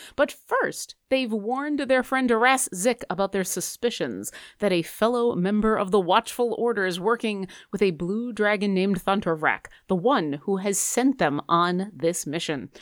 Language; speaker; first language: English; native; English